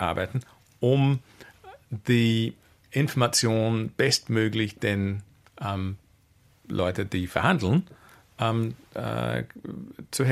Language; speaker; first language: German; non-native, fluent; English